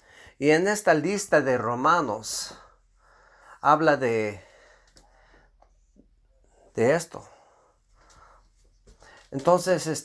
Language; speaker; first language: Spanish; non-native, fluent; English